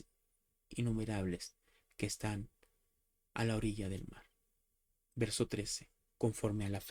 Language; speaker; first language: Spanish; native; Spanish